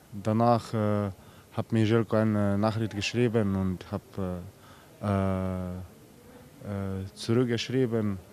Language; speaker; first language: German; non-native, fluent; Slovenian